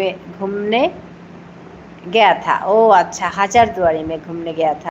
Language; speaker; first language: Hindi; non-native, local second language; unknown